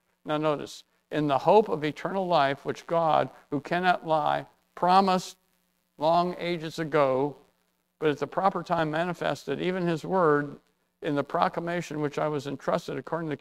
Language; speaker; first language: English; native; English